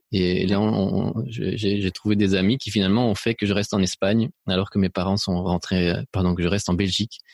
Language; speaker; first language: French; early bilingual, other home language; Spanish